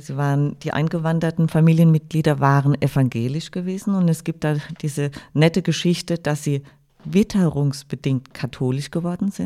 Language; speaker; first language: German; native; German